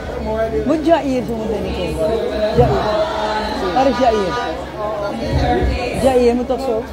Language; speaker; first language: Dutch; native; Dutch